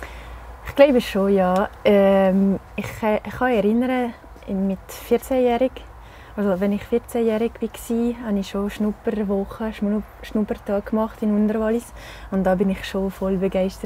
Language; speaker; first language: German; non-native, local second language; French